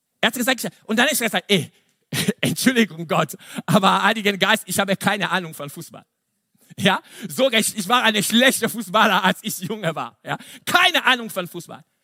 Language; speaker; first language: German; non-native, fluent; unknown